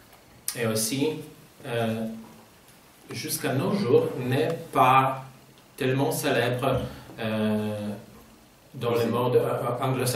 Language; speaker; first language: French; non-native, fluent; Polish